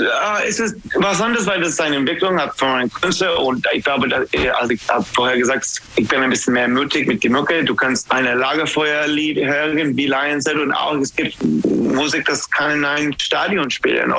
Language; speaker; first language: German; non-native, learner; English